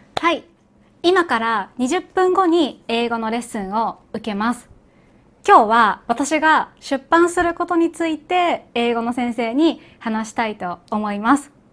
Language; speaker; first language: Japanese; native; Japanese